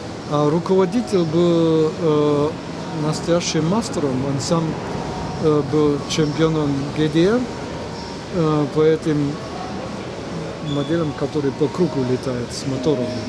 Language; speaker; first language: Russian; non-native, fluent; German